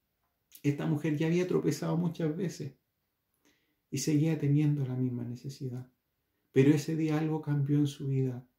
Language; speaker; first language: Spanish; native; Spanish